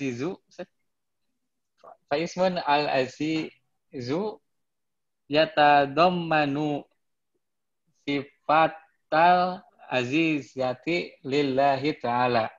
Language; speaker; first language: Arabic; non-native, learner; Indonesian